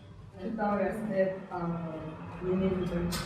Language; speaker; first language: English; non-native, learner; Chinese